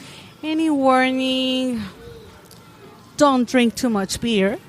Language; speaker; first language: English; non-native, learner; Spanish